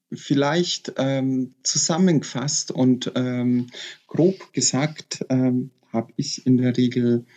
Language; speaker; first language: German; native; German